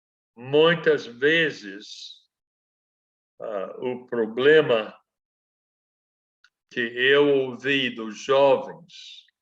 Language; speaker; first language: Portuguese; non-native, fluent; English